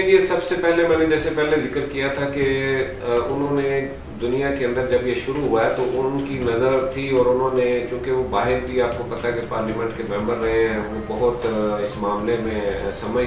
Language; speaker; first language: Urdu; native; Urdu